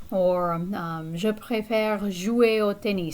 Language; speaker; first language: French; non-native, fluent; English